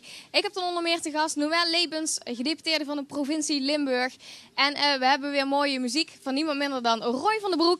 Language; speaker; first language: Dutch; native; Dutch